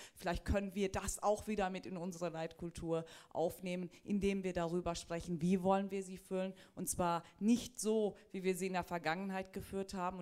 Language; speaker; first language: German; early bilingual, other home language; Turkish